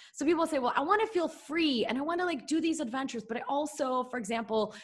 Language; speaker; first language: English; early bilingual, other home language; Russian